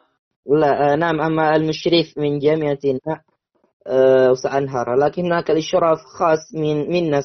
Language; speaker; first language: Arabic; non-native, learner; Indonesian